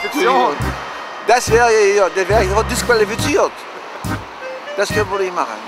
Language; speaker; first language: German; native; German